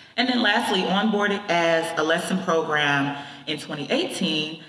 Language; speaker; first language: English; native; English